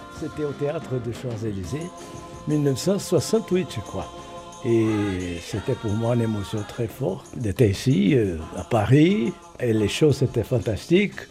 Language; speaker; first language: French; non-native, fluent; Portuguese